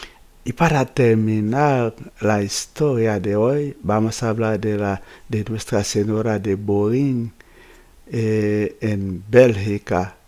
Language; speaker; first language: Spanish; non-native, fluent; Haitian Creole